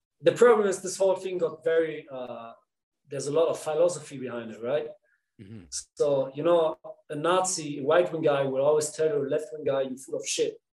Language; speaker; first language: English; non-native, fluent; Dutch